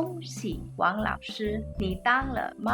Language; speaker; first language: Chinese; non-native, learner; English